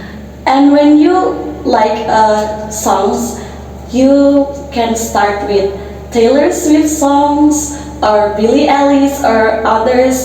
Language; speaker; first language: English; non-native, learner; Indonesian